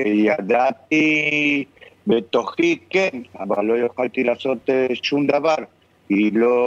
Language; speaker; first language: Hebrew; non-native, fluent; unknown